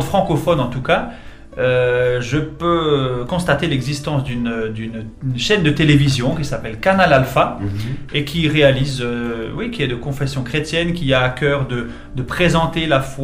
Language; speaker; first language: French; native; French